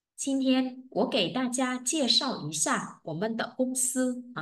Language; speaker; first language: Chinese; non-native, fluent; Vietnamese